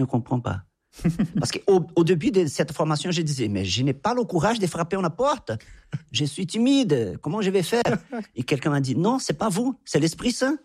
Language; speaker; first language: French; non-native, fluent; Portuguese